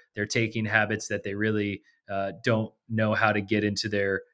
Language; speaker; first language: English; native; English